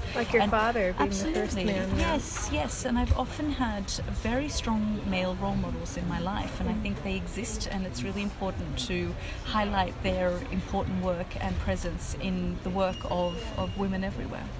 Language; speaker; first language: English; native; English